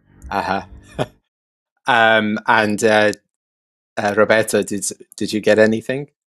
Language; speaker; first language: English; early bilingual, other home language; Albanian